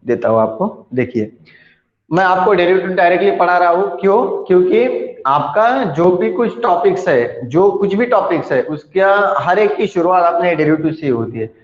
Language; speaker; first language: Hindi; non-native, local second language; Marathi